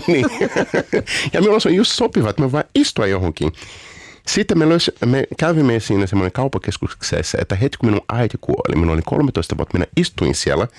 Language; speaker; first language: Finnish; non-native, learner; Portuguese